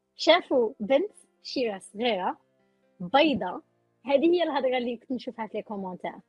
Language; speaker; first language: Arabic; native; Arabic